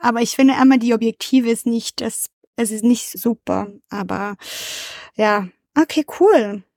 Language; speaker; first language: German; non-native, learner; French